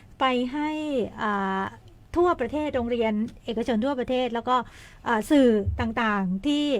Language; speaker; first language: Thai; native; Thai